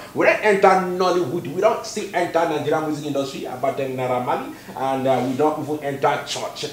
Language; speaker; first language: Nigerian Pidgin; non-native, local second language; Igbo